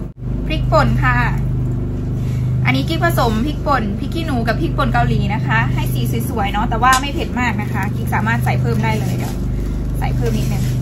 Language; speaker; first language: Thai; native; Thai